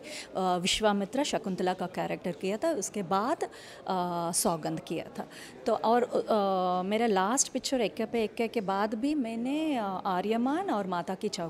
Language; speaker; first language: Hindi; non-native, local second language; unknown